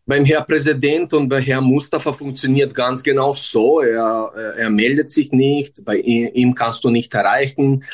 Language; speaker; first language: German; non-native, learner; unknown